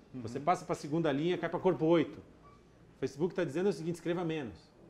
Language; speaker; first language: Portuguese; native; Portuguese